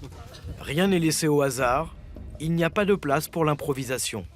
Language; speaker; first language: French; native; French